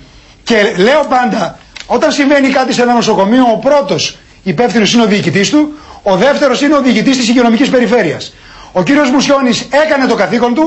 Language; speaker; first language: Greek; native; Greek